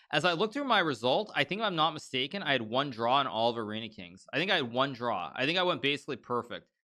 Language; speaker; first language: English; native; English